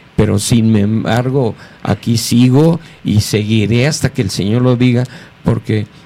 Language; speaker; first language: Spanish; native; Spanish